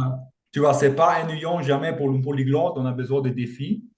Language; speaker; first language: French; non-native, fluent; German